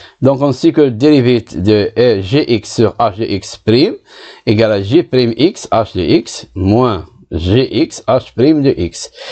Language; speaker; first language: French; non-native, local second language; Arabic